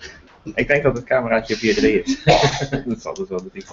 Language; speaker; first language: Dutch; native; Dutch